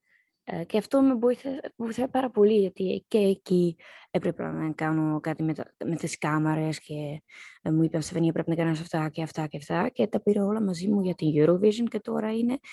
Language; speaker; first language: Greek; early bilingual, heritage; Dutch